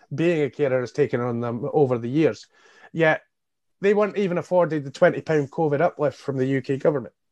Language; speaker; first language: English; native; English